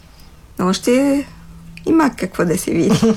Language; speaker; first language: Bulgarian; non-native, fluent; French